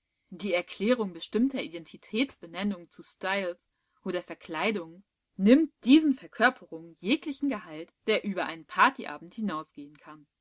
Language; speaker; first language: German; native; German